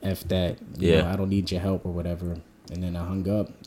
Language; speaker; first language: English; native; English